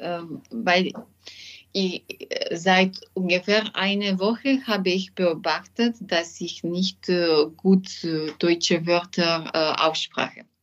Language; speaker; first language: German; non-native, learner; French